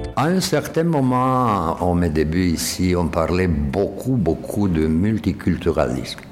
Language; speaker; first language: French; non-native, fluent; Romanian